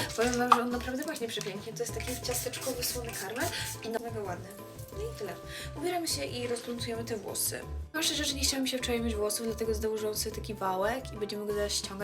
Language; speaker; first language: Polish; native; Polish